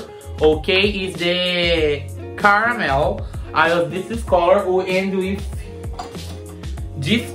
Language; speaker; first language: English; non-native, learner; Portuguese